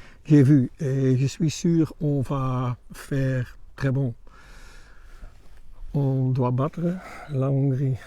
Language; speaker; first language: French; non-native, learner; Dutch